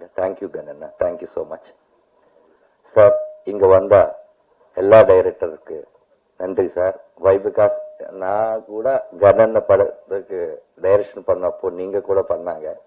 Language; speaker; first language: Tamil; non-native, learner; Telugu